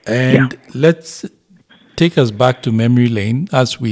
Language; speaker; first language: English; non-native, local second language; Akan